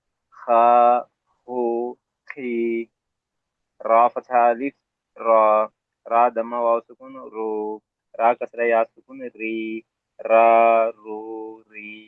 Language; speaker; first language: Arabic; non-native, learner; Telugu